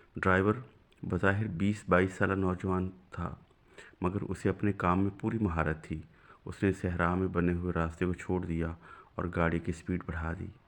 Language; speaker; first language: Urdu; non-native, local second language; Punjabi